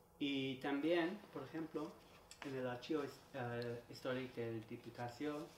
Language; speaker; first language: Spanish; non-native, learner; English